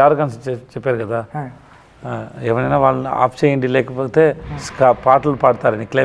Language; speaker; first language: Telugu; non-native, local second language; Tamil